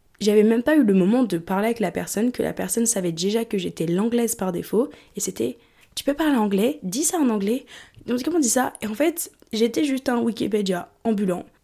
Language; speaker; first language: French; early bilingual, other home language; English